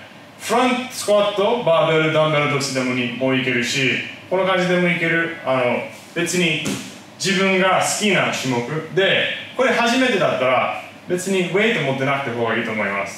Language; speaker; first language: Japanese; non-native, fluent; English